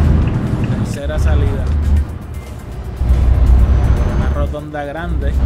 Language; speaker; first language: Spanish; native; Spanish